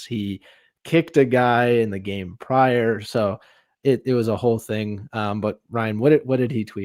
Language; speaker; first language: English; native; English